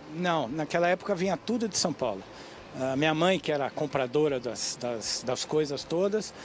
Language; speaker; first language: Portuguese; native; Portuguese